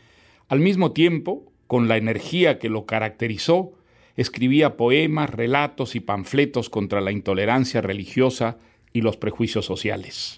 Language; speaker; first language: Spanish; native; Spanish